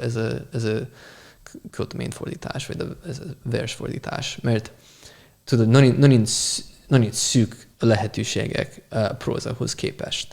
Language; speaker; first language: Hungarian; non-native, fluent; English